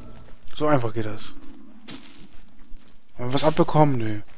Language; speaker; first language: German; native; German